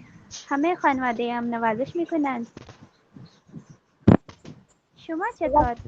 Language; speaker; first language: Persian; non-native, learner; Urdu